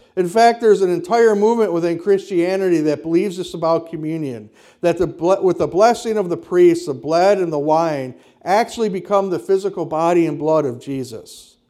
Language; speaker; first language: English; native; English